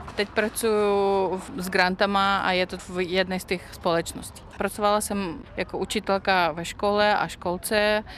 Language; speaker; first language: Czech; non-native, fluent; Russian